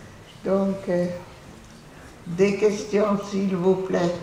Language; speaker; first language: French; non-native, fluent; Polish